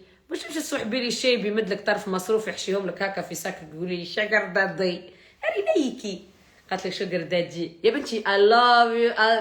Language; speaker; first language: Arabic; native; Arabic